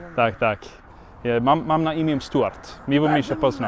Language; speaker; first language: Polish; non-native, learner; Norwegian